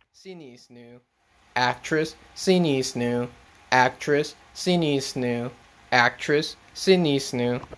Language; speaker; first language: Hungarian; non-native, learner; English